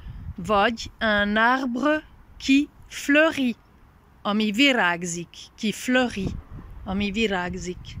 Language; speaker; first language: French; non-native, fluent; Hungarian